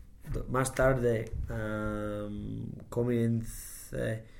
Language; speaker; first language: Spanish; non-native, learner; English